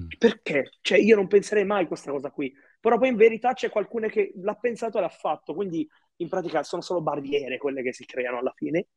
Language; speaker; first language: Italian; early bilingual, other home language; Arabic